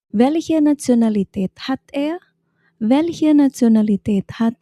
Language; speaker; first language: German; non-native, fluent; Indonesian